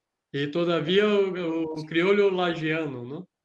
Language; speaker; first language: Spanish; non-native, learner; Portuguese